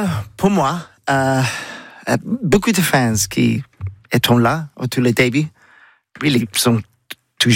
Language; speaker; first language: French; non-native, learner; English